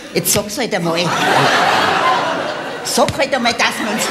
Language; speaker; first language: German; native; German